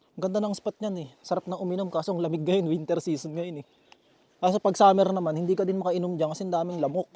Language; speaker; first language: Filipino; native; Filipino